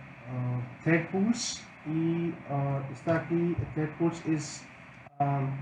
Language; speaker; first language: Spanish; non-native, learner; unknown